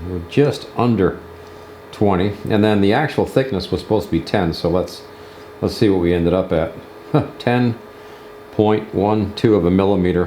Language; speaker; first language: English; native; English